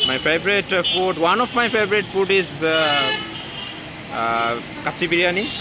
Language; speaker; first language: English; non-native, learner; Bangla